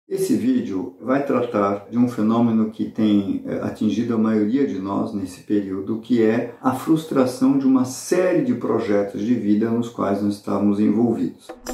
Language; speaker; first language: Portuguese; native; Portuguese